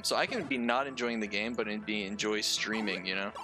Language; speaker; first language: English; native; English